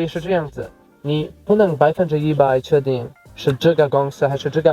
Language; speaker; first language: Chinese; non-native, learner; Polish